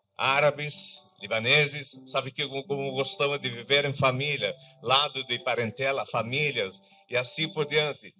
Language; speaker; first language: Portuguese; non-native, fluent; Arabic